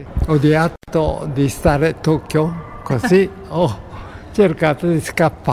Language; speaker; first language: Italian; non-native, learner; Japanese